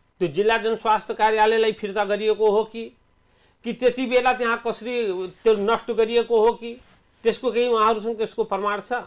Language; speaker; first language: Nepali; non-native, local second language; Awadhi